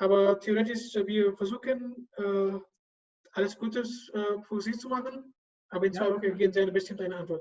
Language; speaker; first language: German; non-native, learner; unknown